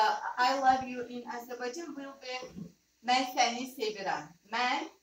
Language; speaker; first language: English; non-native, learner; Azerbaijani